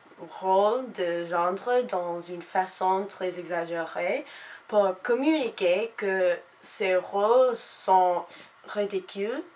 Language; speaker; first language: French; non-native, learner; English